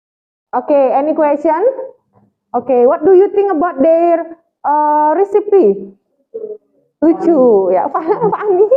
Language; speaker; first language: English; non-native, fluent; Indonesian